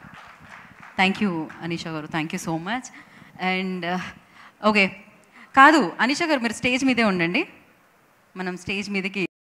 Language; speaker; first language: Telugu; native; Telugu